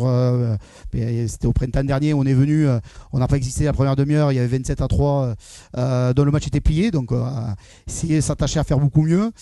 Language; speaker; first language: French; native; French